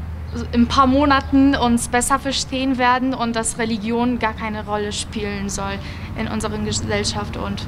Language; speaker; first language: German; early bilingual, other home language; Albanian